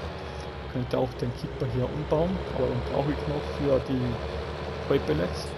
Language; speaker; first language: German; native; German